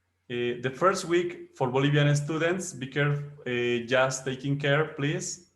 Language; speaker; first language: English; non-native, fluent; Spanish